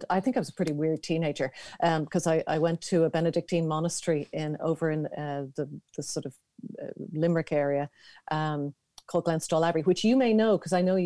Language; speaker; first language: English; native; English